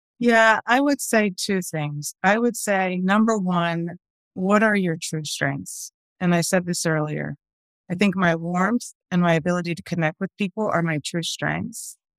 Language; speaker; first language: English; early bilingual, other home language; Spanish